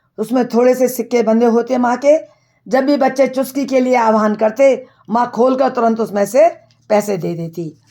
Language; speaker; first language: Hindi; native; Hindi